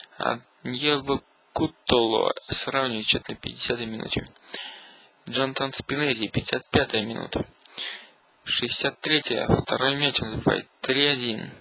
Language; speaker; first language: Russian; native; Russian